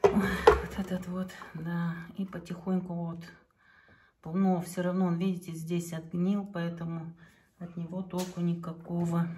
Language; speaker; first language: Russian; native; Russian